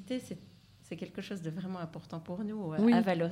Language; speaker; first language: French; native; French